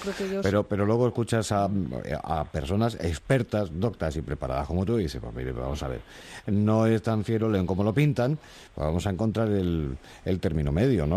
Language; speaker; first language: Spanish; native; Spanish